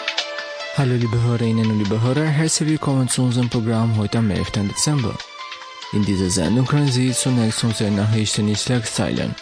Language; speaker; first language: German; non-native, fluent; Albanian